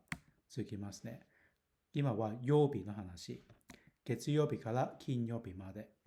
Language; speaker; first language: Japanese; non-native, learner; Cantonese